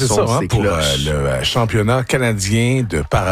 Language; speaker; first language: French; native; French